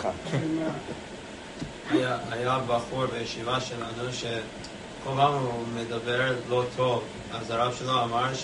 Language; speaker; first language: Hebrew; non-native, learner; English